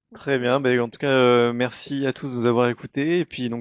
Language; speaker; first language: French; native; French